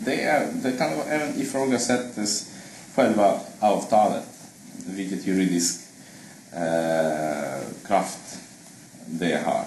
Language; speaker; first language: Swedish; non-native, fluent; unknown